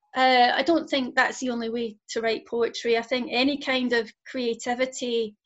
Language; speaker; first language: English; native; English